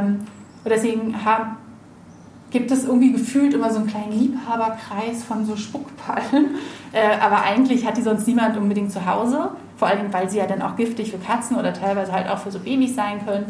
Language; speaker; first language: German; native; German